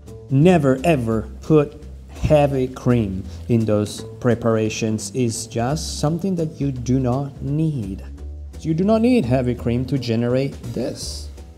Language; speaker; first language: English; non-native, fluent; Italian